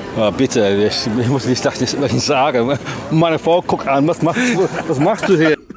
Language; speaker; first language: German; non-native, learner; English